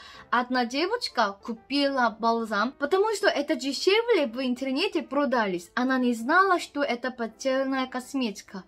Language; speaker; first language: Russian; non-native, learner; Korean